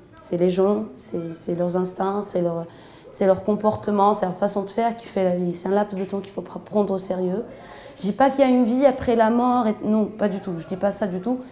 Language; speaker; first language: French; non-native, local second language; Arabic